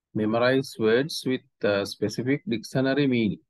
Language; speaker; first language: English; non-native, local second language; Sinhala